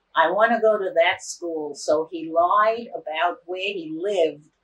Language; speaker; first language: English; native; English